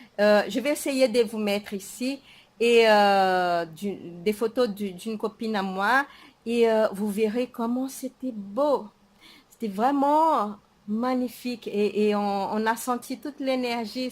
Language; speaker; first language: French; non-native, fluent; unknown